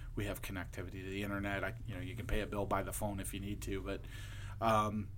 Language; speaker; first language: English; native; English